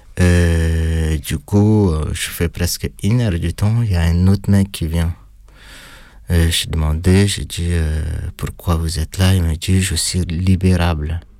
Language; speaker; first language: French; non-native, fluent; Arabic